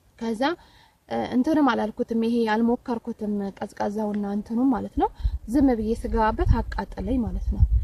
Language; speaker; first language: Amharic; native; Amharic